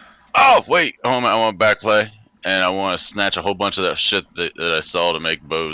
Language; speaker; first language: English; native; English